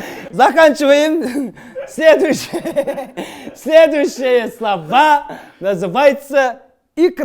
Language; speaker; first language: Russian; non-native, local second language; Kazakh